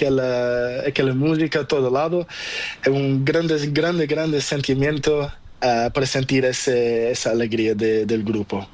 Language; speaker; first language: Spanish; non-native, learner; Portuguese